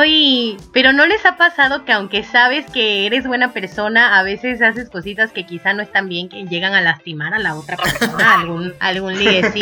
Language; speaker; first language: Spanish; native; Spanish